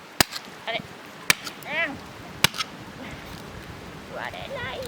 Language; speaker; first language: Japanese; native; Japanese